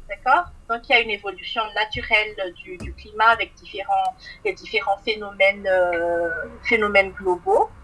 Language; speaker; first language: French; non-native, local second language; Malagasy